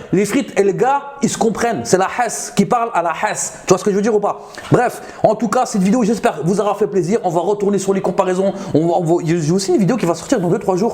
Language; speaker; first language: French; native; French